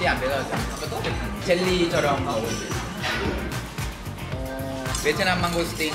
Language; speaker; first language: Korean; non-native, fluent; Vietnamese